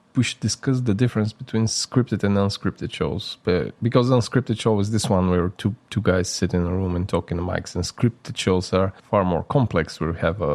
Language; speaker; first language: English; non-native, fluent; Bulgarian